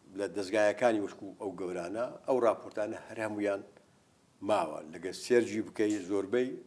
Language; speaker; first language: Central Kurdish; native; Central Kurdish